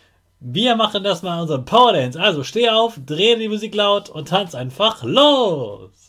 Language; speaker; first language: German; native; German